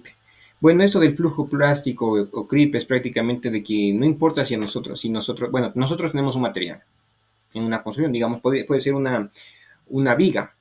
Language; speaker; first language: Spanish; native; Spanish